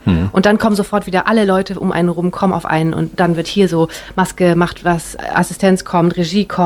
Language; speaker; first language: German; native; German